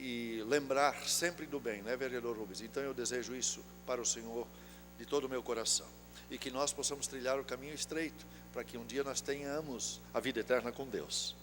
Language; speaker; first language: Portuguese; native; Portuguese